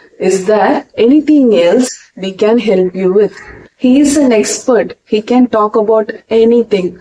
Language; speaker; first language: English; non-native, local second language; Tamil